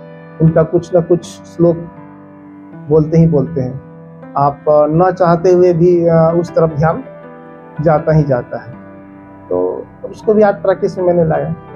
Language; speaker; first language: Hindi; native; Hindi